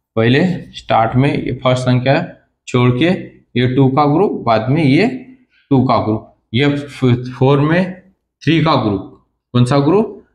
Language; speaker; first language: Hindi; non-native, local second language; Marathi